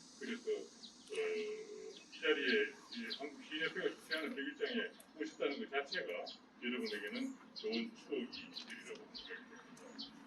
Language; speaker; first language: Korean; native; Korean